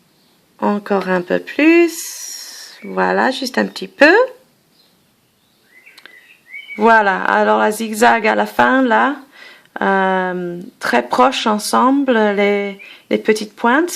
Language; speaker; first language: French; non-native, fluent; English